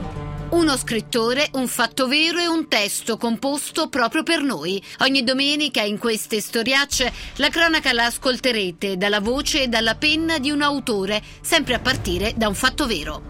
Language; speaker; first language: Italian; native; Italian